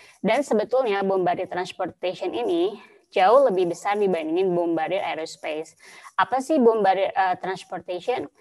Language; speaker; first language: Indonesian; native; Indonesian